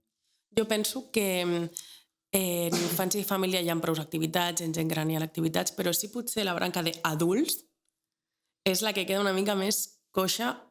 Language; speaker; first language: Catalan; native; Catalan